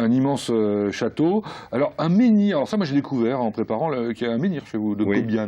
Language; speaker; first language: French; native; French